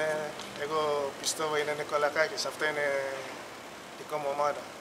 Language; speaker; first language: Greek; non-native, learner; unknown